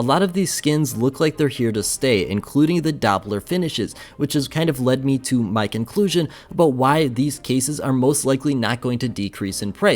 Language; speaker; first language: English; native; English